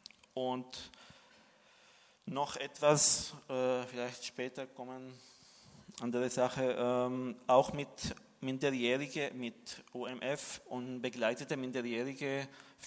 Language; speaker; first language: German; non-native, fluent; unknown